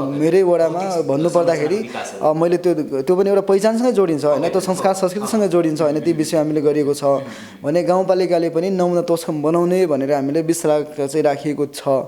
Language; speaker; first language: Nepali; non-native, local second language; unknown